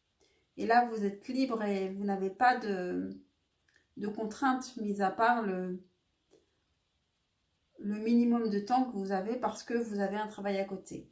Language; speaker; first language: French; native; French